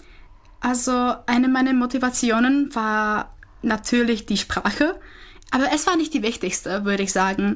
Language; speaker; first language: German; non-native, fluent; Czech